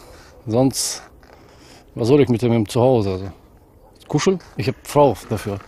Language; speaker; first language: German; non-native, fluent; Russian